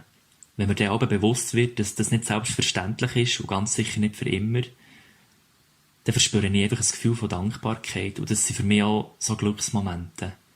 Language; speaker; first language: German; native; German